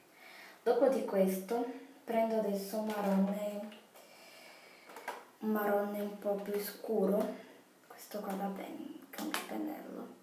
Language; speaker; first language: Italian; non-native, fluent; Portuguese